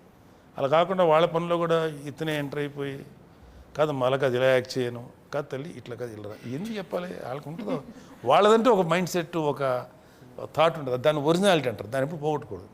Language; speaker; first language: Telugu; native; Telugu